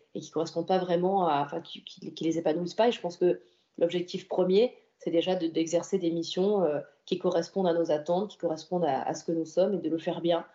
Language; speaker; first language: French; native; French